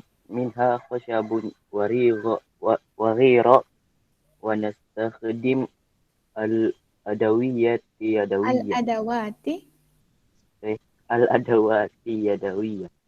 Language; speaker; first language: Arabic; non-native, learner; Malay